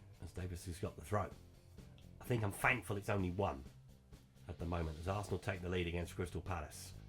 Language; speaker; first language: English; native; English